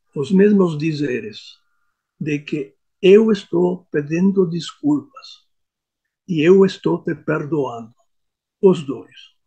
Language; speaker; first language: Portuguese; non-native, fluent; Hungarian